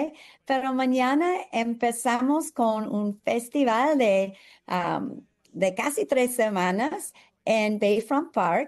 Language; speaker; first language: Spanish; non-native, fluent; English